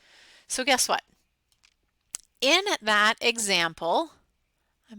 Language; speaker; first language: English; native; English